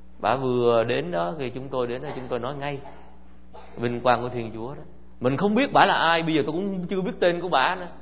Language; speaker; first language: Vietnamese; early bilingual, heritage; Vietnamese